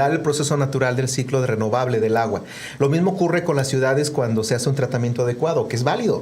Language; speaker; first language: Spanish; native; Spanish